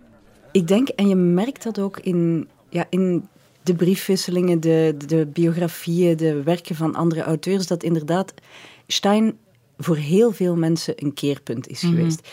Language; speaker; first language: Dutch; native; Dutch